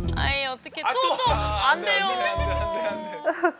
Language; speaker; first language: Korean; native; Korean